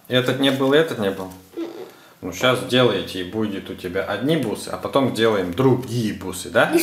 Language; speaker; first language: Russian; native; Russian